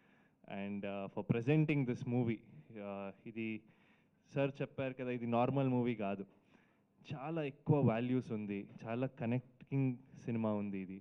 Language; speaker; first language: Telugu; non-native, fluent; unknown